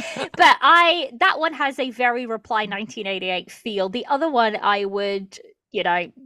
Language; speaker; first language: English; early bilingual, other home language; Portuguese